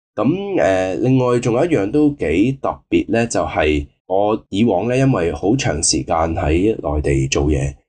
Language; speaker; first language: Cantonese; native; Cantonese